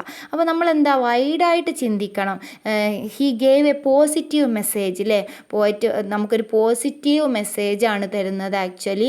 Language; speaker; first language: Malayalam; native; Malayalam